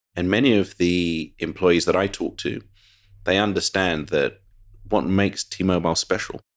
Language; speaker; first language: English; native; English